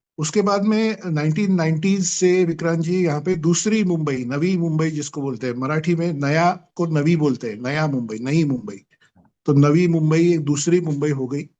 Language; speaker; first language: Hindi; non-native, local second language; Marathi